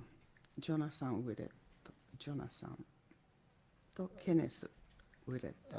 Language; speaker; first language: Japanese; native; Japanese